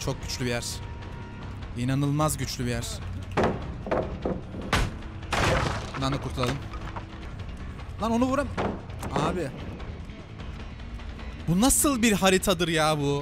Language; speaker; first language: Turkish; native; Turkish